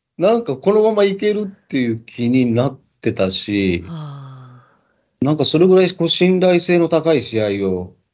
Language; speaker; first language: Japanese; native; Japanese